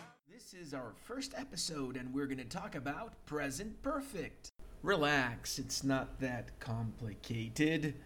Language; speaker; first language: English; non-native, fluent; Portuguese